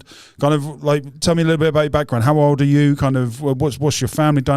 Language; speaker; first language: English; native; English